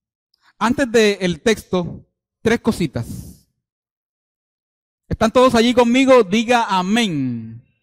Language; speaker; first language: Spanish; native; Spanish